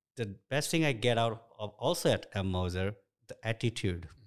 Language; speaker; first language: English; non-native, local second language; Gujarati